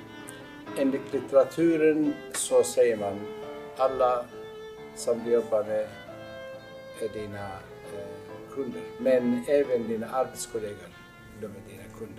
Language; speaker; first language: Swedish; non-native, fluent; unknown